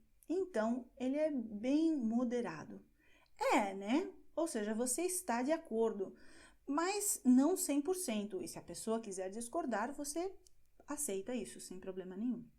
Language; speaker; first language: Portuguese; non-native, fluent; Spanish